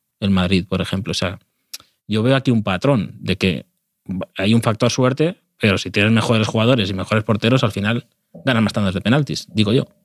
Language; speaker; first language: Spanish; native; Spanish